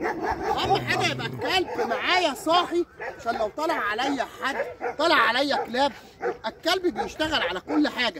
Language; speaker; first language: Arabic; native; Arabic